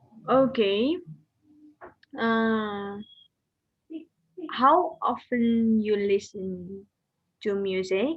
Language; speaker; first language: English; non-native, learner; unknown